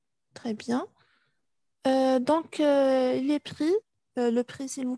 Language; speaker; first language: French; non-native, learner; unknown